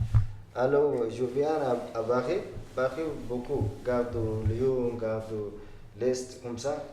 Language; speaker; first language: French; non-native, learner; Arabic